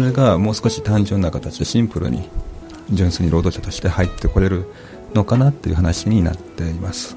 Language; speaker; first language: Japanese; native; Japanese